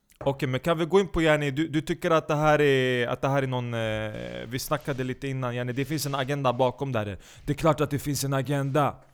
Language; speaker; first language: Swedish; early bilingual, other home language; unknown